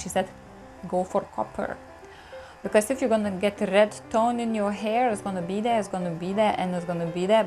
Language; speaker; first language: English; non-native, fluent; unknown